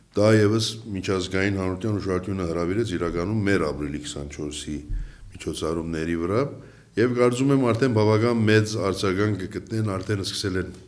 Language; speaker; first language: Armenian; early bilingual, heritage; Armenian